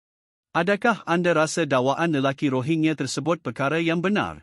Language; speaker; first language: Malay; native; Malay